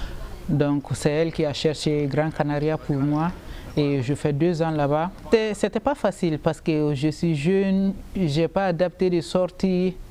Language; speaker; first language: French; non-native, local second language; Bambara